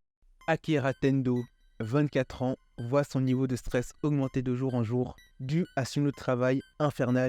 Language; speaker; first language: French; native; French